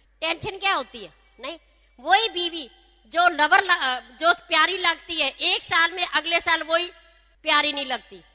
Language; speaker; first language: Hindi; non-native, local second language; Punjabi